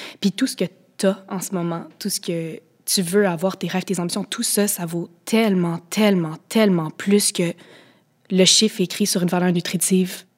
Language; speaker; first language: French; native; French